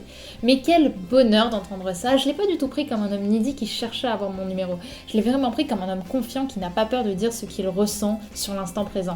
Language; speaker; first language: French; native; French